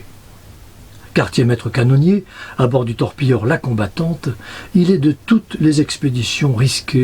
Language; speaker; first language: French; native; French